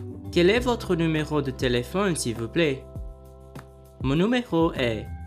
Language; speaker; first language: French; non-native, fluent; Portuguese